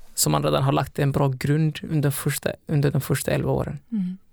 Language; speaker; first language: Swedish; early bilingual, other home language; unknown